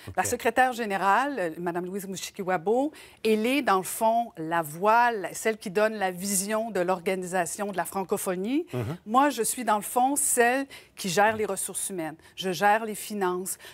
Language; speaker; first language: French; native; French